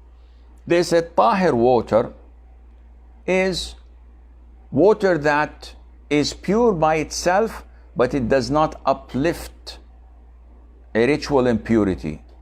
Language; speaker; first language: English; non-native, fluent; Arabic